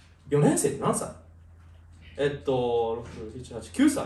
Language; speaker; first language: Japanese; native; Japanese